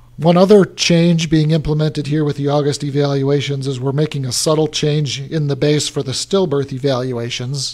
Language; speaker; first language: English; native; English